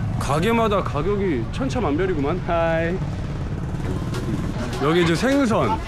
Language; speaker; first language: Korean; native; Korean